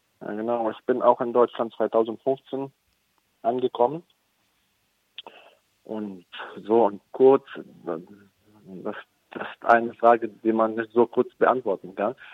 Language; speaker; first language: German; non-native, fluent; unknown